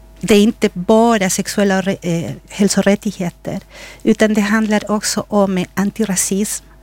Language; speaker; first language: Swedish; non-native, fluent; Spanish